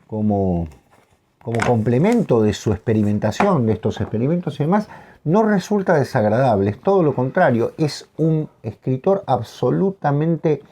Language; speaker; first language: Spanish; native; Spanish